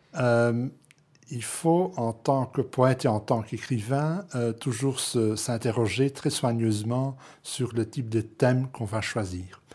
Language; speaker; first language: French; non-native, local second language; Dutch